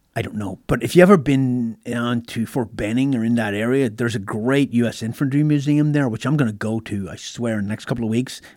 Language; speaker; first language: English; native; English